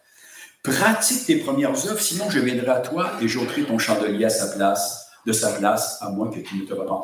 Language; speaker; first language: French; native; French